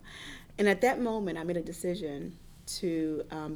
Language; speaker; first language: English; early bilingual, other home language; Haitian Creole